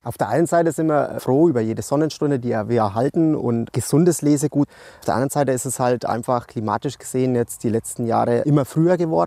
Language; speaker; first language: German; native; German